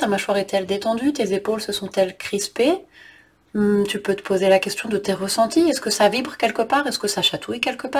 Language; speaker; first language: French; native; French